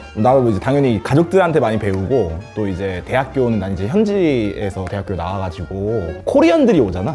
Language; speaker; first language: Korean; early bilingual, heritage; Korean